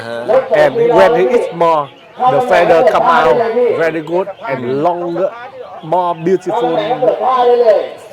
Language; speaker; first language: English; non-native, learner; Vietnamese